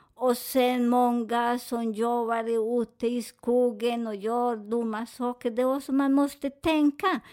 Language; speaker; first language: Swedish; non-native, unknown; Spanish